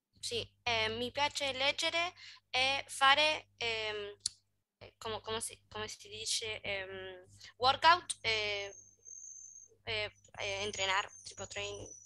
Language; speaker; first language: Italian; non-native, learner; Spanish